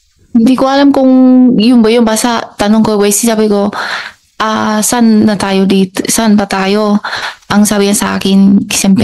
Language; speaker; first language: Filipino; non-native, learner; Chinese